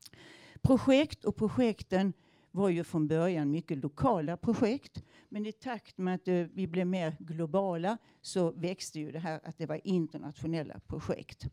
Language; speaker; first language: Swedish; native; Swedish